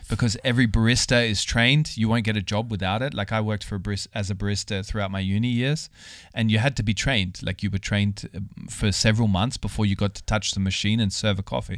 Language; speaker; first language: English; native; English